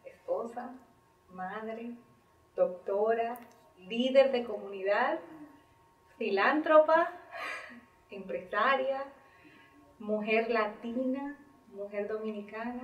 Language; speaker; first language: Spanish; native; Spanish